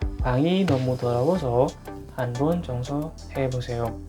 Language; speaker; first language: Korean; non-native, fluent; Indonesian